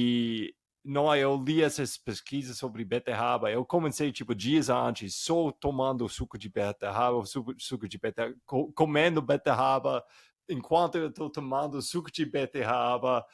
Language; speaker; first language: Portuguese; non-native, fluent; English